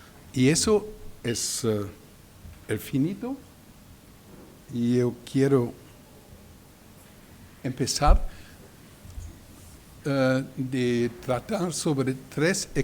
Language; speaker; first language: Spanish; non-native, learner; German